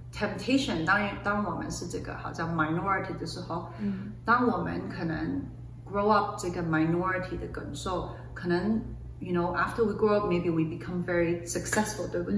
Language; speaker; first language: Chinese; early bilingual, other home language; Cantonese